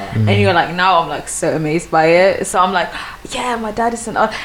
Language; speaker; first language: English; non-native, fluent; Swedish